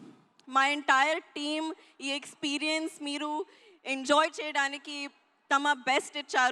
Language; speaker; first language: Telugu; non-native, learner; Hindi